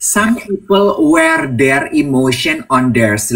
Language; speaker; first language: English; non-native, fluent; Indonesian